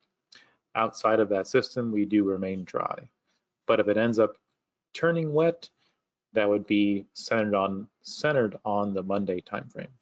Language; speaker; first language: English; native; English